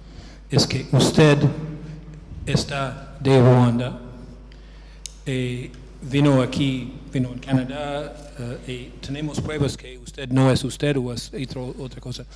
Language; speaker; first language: Spanish; non-native, fluent; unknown